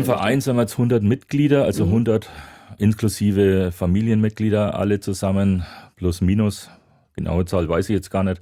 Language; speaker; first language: German; native; German